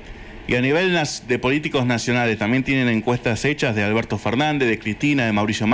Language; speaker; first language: Spanish; native; Spanish